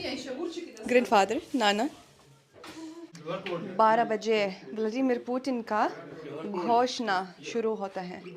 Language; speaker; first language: Hindi; non-native, fluent; Russian